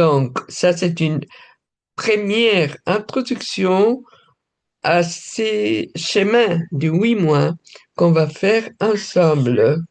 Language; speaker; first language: French; non-native, fluent; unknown